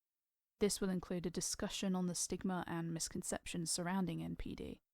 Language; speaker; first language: English; native; English